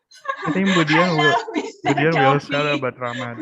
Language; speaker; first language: English; non-native, learner; Indonesian